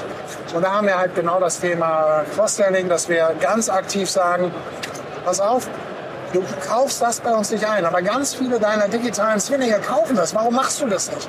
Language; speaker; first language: German; native; German